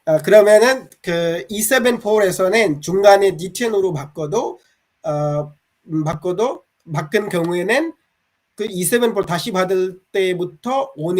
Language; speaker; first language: Korean; non-native, fluent; Bangla